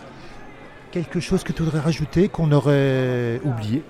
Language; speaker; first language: French; native; French